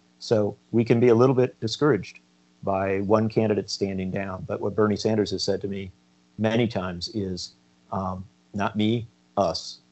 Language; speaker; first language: English; native; English